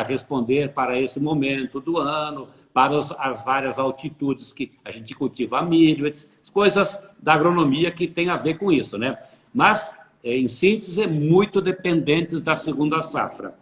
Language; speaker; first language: Portuguese; native; Portuguese